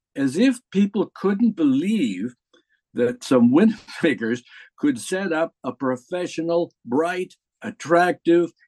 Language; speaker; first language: English; native; English